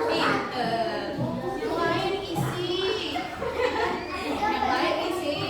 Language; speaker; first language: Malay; non-native, local second language; Javanese